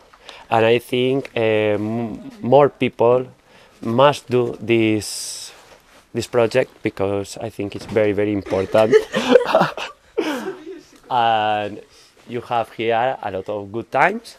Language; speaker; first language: English; non-native, learner; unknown